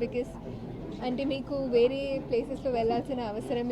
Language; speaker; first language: Telugu; non-native, fluent; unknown